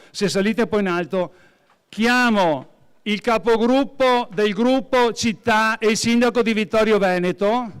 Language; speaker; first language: Italian; native; Italian